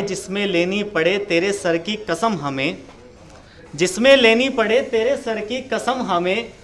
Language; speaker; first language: Hindi; native; Hindi